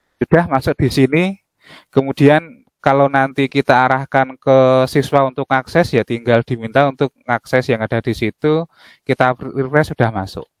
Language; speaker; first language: Indonesian; native; Indonesian